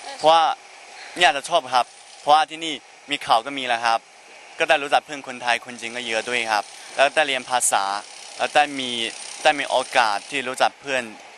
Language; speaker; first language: Thai; non-native, learner; Chinese